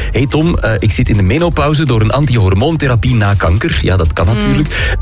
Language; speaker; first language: Dutch; native; Dutch